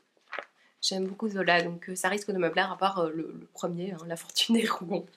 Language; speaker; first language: French; native; French